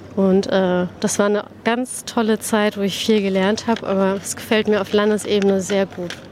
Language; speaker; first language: German; early bilingual, other home language; Persian